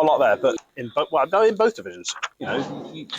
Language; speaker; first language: English; native; English